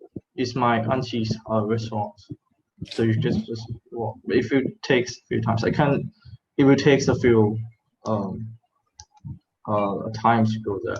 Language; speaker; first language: English; non-native, fluent; Thai